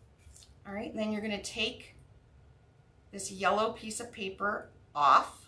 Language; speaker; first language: English; native; English